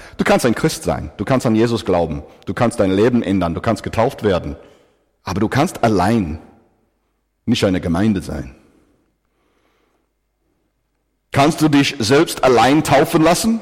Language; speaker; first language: German; non-native, fluent; English